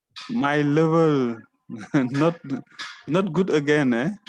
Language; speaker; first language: English; non-native, learner; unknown